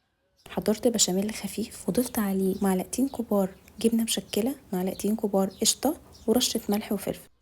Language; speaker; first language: Arabic; native; Arabic